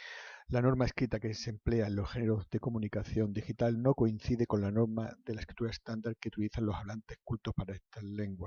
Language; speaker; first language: Spanish; native; Spanish